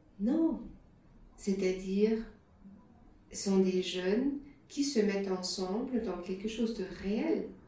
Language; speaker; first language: French; non-native, fluent; German